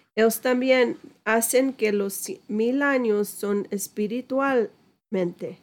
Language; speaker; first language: Spanish; non-native, fluent; English